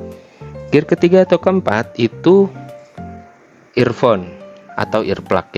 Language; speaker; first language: Indonesian; native; Indonesian